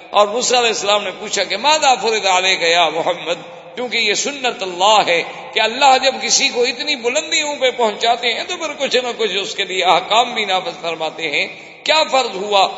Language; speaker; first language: Urdu; native; Urdu